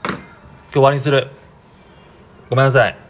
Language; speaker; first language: Japanese; native; Japanese